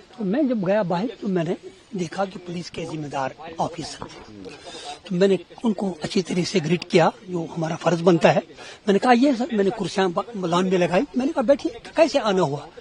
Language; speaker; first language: Urdu; non-native, local second language; Kashmiri